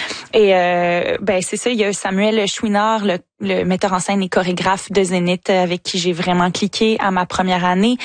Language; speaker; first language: French; native; French